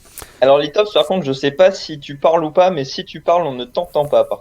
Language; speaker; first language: French; native; French